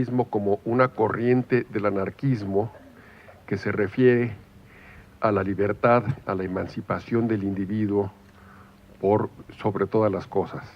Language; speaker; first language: Spanish; native; Spanish